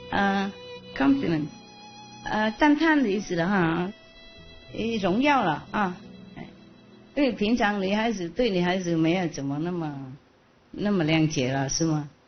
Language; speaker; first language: Chinese; non-native, fluent; Vietnamese